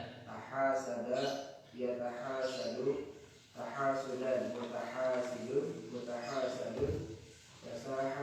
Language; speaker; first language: Arabic; non-native, learner; Indonesian